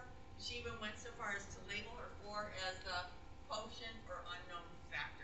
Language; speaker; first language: English; native; English